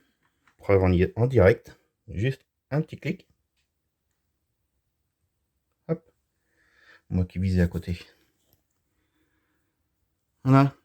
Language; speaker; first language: French; native; French